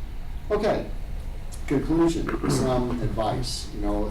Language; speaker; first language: English; native; English